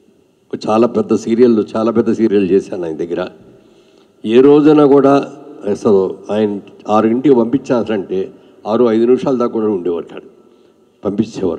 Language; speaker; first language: Telugu; native; Telugu